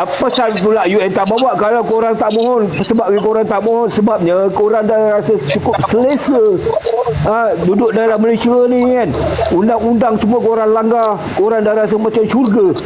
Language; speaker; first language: Malay; native; Malay